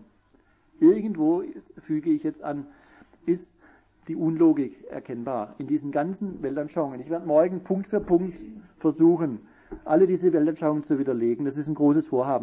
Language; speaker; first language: German; native; German